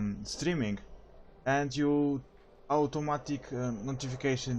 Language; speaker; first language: English; non-native, learner; Polish